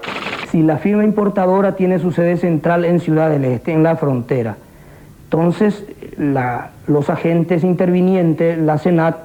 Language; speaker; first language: Spanish; native; Spanish